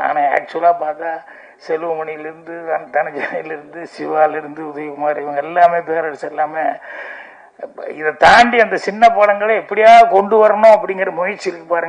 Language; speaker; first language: Tamil; native; Tamil